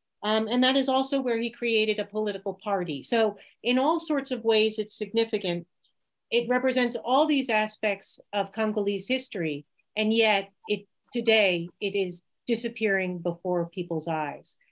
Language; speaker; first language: English; native; English